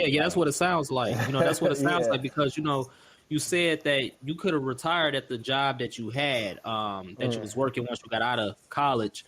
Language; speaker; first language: English; native; English